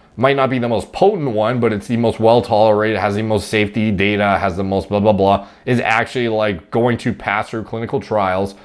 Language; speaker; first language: English; native; English